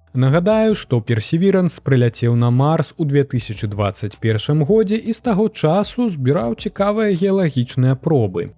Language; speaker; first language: Belarusian; native; Belarusian